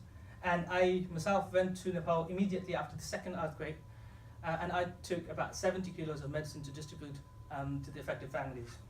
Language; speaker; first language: English; non-native, fluent; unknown